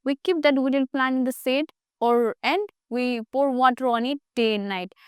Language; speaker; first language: English; non-native, local second language; Nepali